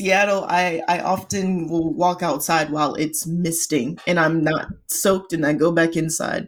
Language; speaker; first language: English; native; English